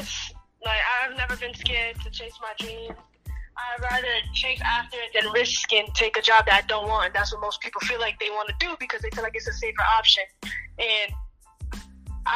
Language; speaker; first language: English; native; English